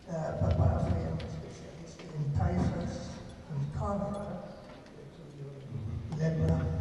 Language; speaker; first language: Spanish; non-native, fluent; English